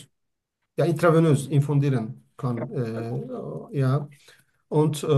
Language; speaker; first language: German; non-native, learner; Turkish